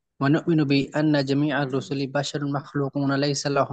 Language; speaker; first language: Arabic; non-native, learner; Urdu